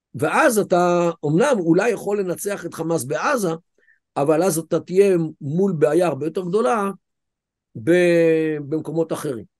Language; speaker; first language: Hebrew; native; Hebrew